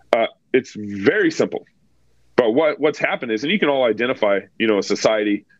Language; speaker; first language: English; native; English